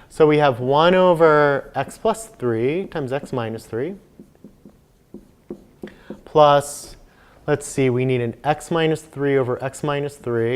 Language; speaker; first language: English; native; English